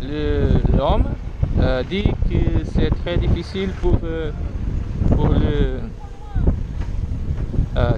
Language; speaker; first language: French; non-native, learner; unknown